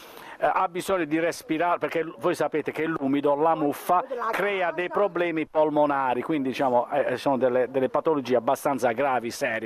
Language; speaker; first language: Italian; native; Italian